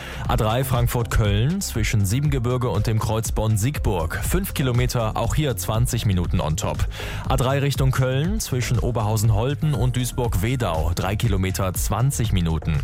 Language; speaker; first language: German; native; German